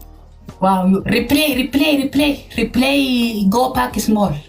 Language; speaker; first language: English; non-native, learner; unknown